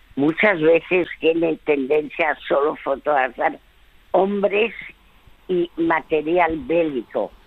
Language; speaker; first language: Spanish; early bilingual, other home language; French